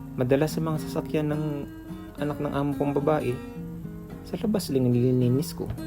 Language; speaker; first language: Filipino; native; Filipino